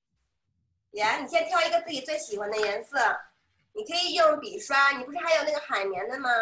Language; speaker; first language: Chinese; native; Chinese